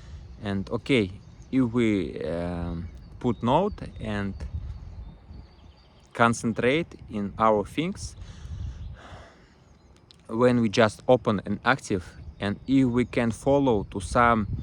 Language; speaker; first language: English; non-native, learner; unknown